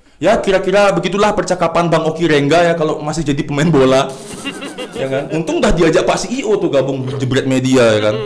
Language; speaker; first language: Indonesian; native; Indonesian